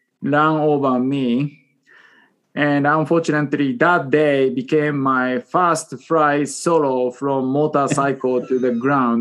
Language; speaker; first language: English; non-native, fluent; Japanese